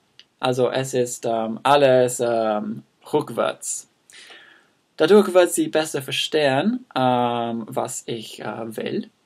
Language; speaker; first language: German; non-native, learner; English